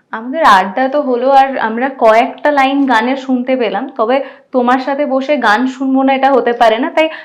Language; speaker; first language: Bangla; native; Bangla